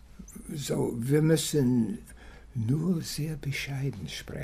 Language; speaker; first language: German; non-native, fluent; English